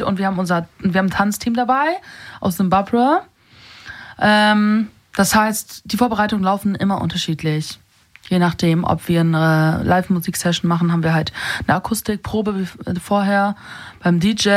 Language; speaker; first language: German; native; German